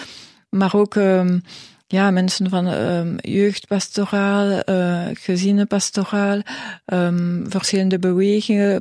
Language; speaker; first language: Dutch; non-native, local second language; French